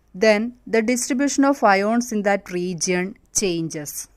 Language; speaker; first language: English; non-native, local second language; Malayalam